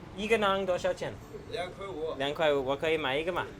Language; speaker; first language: Chinese; non-native, learner; English